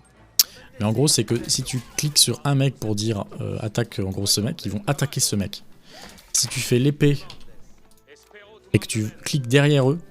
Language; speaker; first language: French; native; French